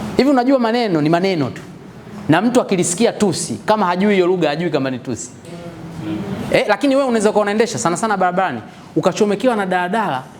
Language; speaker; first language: Swahili; non-native, local second language; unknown